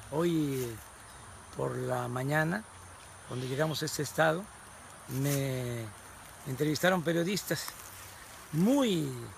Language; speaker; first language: Spanish; native; Spanish